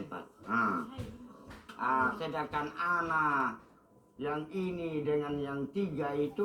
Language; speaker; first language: Indonesian; non-native, local second language; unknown